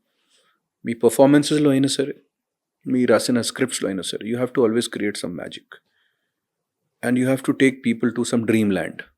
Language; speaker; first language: Telugu; non-native, fluent; Hindi